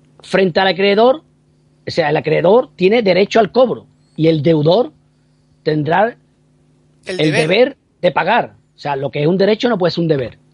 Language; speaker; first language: Spanish; native; Spanish